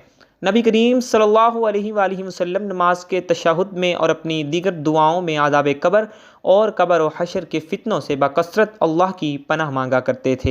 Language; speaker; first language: Urdu; native; Urdu